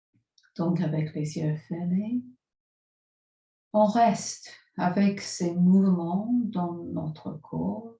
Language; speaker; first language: French; non-native, fluent; English